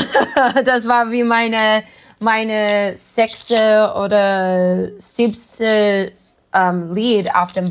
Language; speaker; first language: German; non-native, learner; English